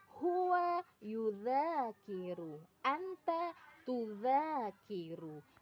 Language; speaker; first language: Arabic; non-native, fluent; Indonesian